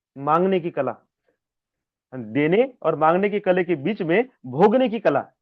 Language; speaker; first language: Hindi; non-native, local second language; Marathi